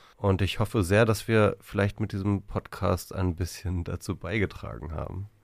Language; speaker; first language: German; native; German